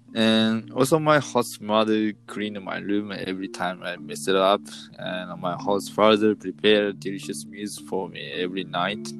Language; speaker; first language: English; non-native, fluent; Japanese